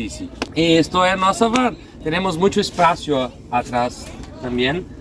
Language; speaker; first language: Spanish; non-native, learner; Portuguese